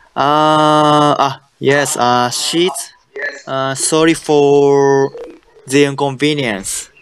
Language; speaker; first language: English; non-native, learner; Japanese